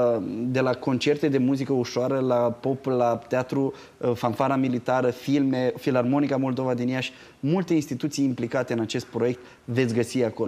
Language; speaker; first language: Romanian; native; Romanian